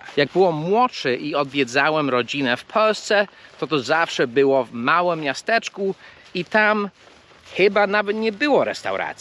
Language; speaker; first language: Polish; early bilingual, heritage; Polish